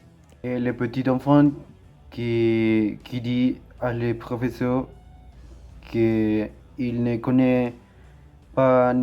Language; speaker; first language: French; non-native, learner; Spanish